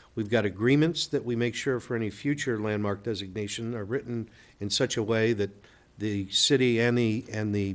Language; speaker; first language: English; native; English